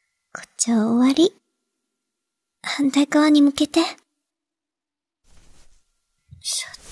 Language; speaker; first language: Japanese; non-native, learner; Chinese